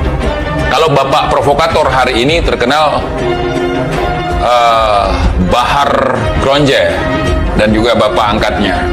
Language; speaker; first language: Indonesian; native; Indonesian